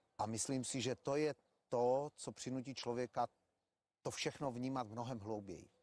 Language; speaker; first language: Czech; early bilingual, other home language; Greek